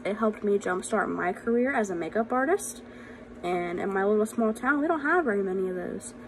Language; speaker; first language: English; native; English